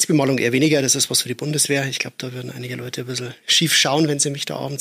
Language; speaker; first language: German; native; German